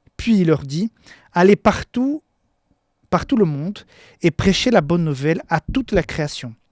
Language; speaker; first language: French; non-native, fluent; Portuguese